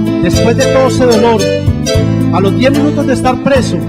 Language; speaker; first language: Spanish; native; Spanish